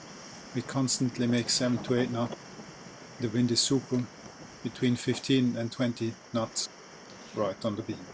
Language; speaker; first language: English; non-native, fluent; German